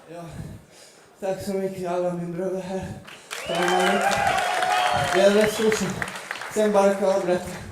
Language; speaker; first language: Swedish; non-native, learner; Chechen